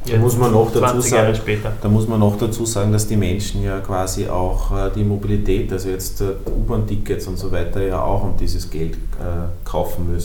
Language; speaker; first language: German; native; German